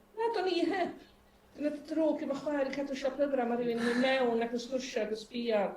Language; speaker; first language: Welsh; native; Welsh